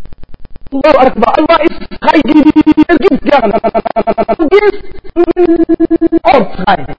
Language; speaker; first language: German; non-native, learner; Arabic